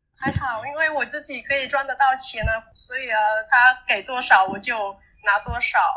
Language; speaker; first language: Chinese; non-native, fluent; Vietnamese